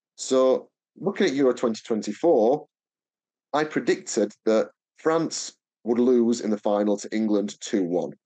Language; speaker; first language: English; native; English